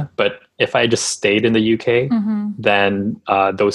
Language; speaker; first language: English; non-native, local second language; Filipino